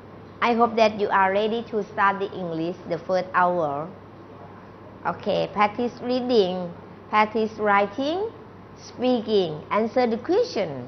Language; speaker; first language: English; non-native, learner; Thai